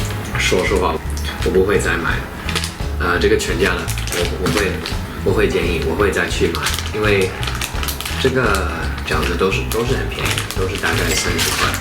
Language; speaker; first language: Chinese; non-native, fluent; English